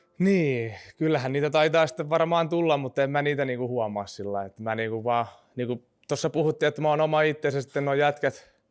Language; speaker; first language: Finnish; early bilingual, other home language; Russian